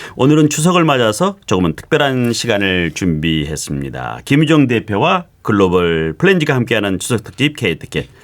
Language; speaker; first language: Korean; native; Korean